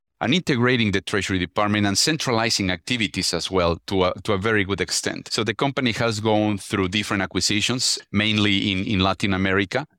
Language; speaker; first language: English; non-native, fluent; Spanish